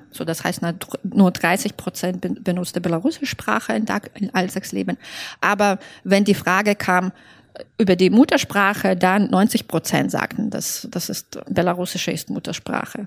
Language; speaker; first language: German; non-native, fluent; Belarusian